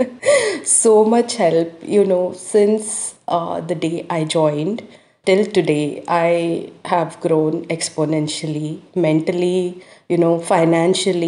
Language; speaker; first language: English; non-native, local second language; Hindi